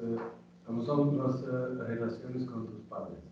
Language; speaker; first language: Spanish; non-native, learner; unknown